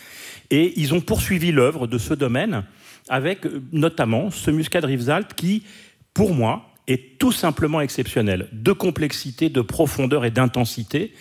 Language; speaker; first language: French; native; French